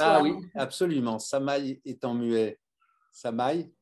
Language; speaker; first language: French; native; French